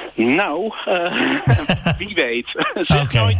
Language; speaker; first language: Dutch; native; Dutch